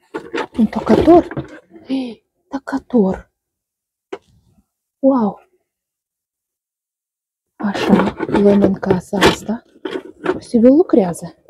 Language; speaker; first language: Romanian; non-native, learner; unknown